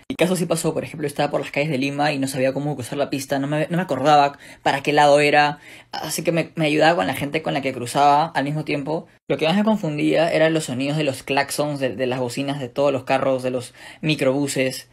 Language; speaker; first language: Spanish; native; Spanish